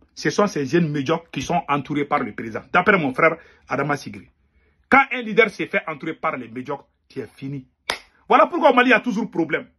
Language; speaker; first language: French; non-native, local second language; Bambara